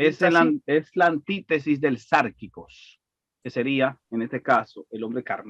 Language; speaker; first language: Spanish; native; Spanish